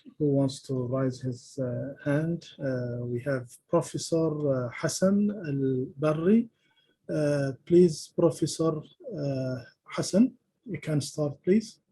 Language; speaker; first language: English; non-native, fluent; Arabic